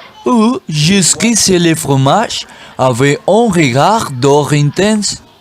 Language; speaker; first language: French; non-native, learner; Spanish